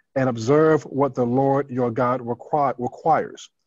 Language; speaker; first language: English; native; English